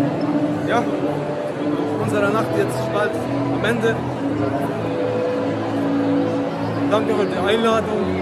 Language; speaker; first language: German; non-native, learner; Arabic